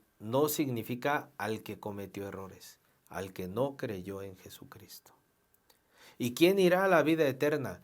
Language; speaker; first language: Spanish; native; Spanish